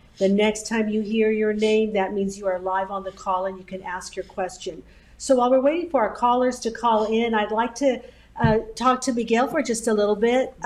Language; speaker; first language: English; native; English